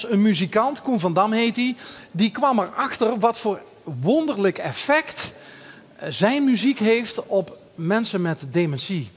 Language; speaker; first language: Dutch; native; Dutch